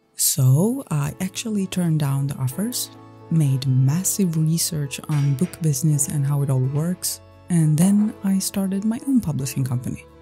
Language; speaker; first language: English; non-native, fluent; Swedish